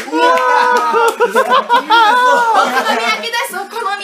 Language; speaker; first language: Japanese; non-native, learner; Korean